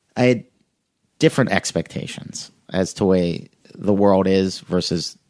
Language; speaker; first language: English; native; English